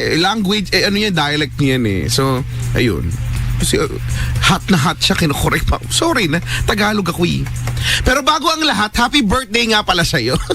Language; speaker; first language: Filipino; native; Filipino